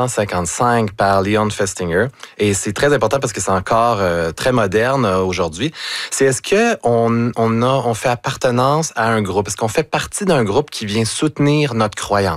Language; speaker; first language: French; native; French